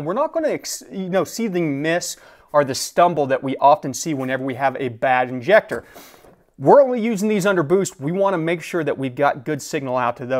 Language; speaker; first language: English; native; English